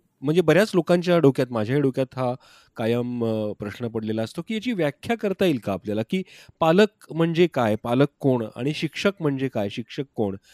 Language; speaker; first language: Marathi; native; Marathi